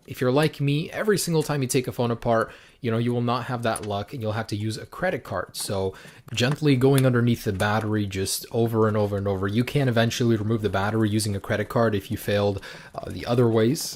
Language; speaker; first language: English; native; English